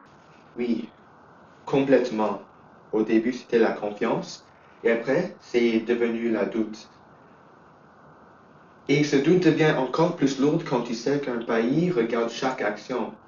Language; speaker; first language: French; non-native, learner; English